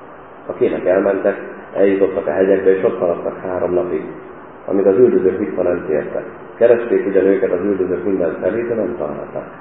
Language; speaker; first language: Hungarian; native; Hungarian